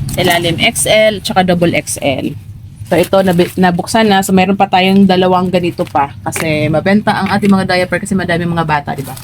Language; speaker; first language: Filipino; non-native, local second language; Cebuano